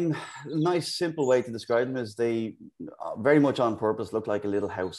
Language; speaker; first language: English; native; English